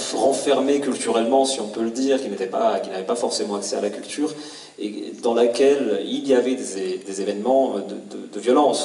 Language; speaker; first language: French; native; French